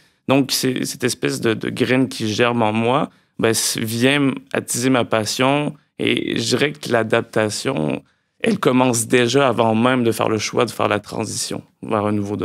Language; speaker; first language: French; native; French